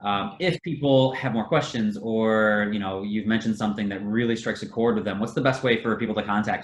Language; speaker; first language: English; native; English